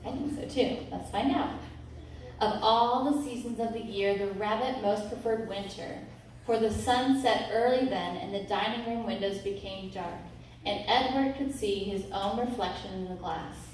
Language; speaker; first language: English; native; English